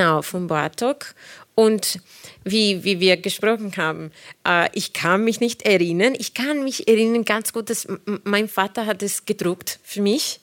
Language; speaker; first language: German; non-native, fluent; Spanish